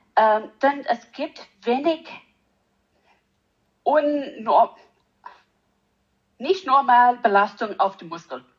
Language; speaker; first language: German; non-native, learner; English